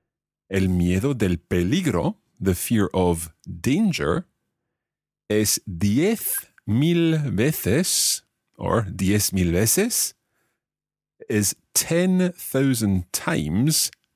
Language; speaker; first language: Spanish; non-native, fluent; English